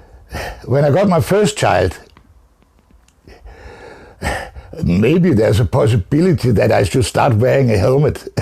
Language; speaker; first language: English; non-native, fluent; Danish